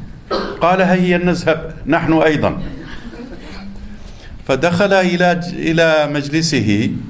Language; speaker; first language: Arabic; non-native, fluent; Turkish